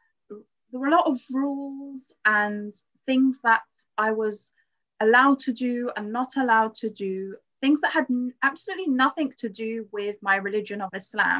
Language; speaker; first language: English; native; English